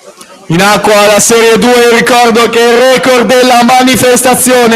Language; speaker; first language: Italian; native; Italian